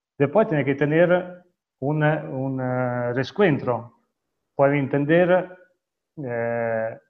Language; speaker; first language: Spanish; non-native, learner; Italian